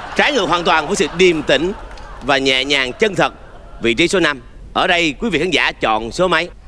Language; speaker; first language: Vietnamese; native; Vietnamese